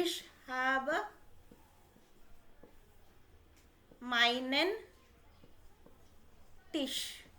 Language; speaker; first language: German; non-native, fluent; Hindi